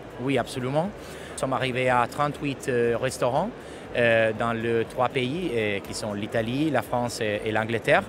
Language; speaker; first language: French; non-native, fluent; Italian